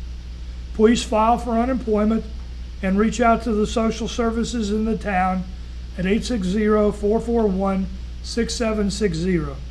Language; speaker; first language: English; native; English